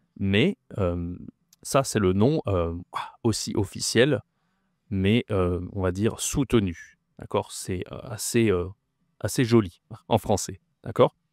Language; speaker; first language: French; native; French